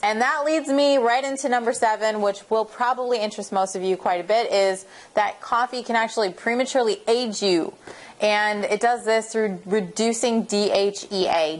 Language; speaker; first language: English; native; English